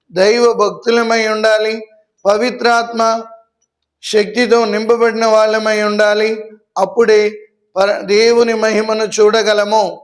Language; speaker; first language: Telugu; native; Telugu